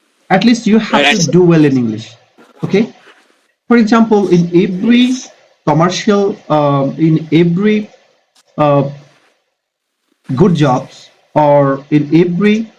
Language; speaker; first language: English; non-native, fluent; Bangla